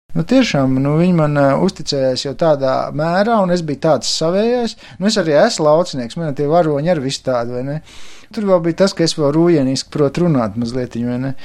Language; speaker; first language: Latvian; native; Latvian